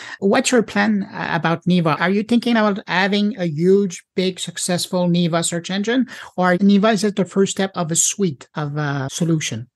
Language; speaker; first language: English; non-native, fluent; French